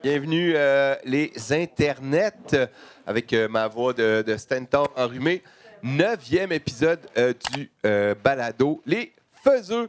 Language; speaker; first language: French; native; French